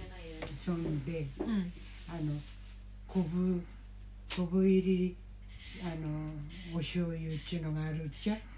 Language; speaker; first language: Japanese; native; Japanese